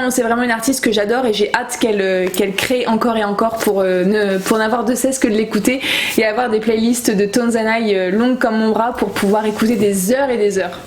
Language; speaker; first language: French; native; French